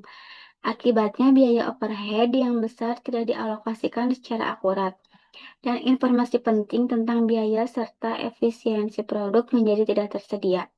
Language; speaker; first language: Indonesian; native; Indonesian